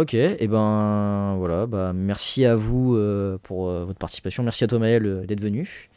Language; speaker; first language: French; native; French